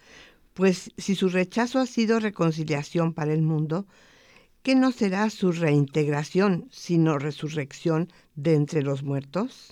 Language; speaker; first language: Spanish; native; Spanish